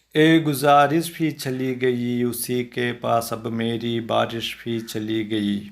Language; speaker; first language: Hindi; non-native, local second language; Malayalam